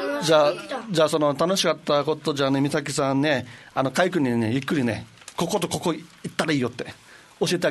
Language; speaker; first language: Japanese; native; Japanese